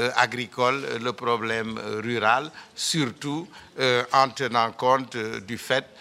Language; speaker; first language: French; non-native, local second language; Wolof